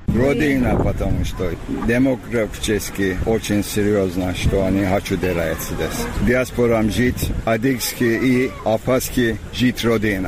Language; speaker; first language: Russian; non-native, learner; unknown